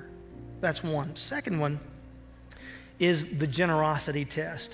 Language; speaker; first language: English; native; English